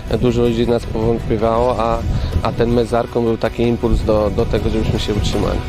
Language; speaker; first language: Polish; native; Polish